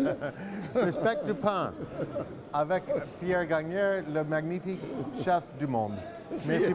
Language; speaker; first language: French; non-native, learner; English